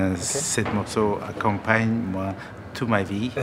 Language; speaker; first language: French; non-native, learner; Russian